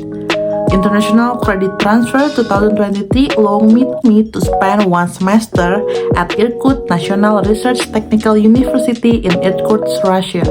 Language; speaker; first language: English; non-native, learner; Indonesian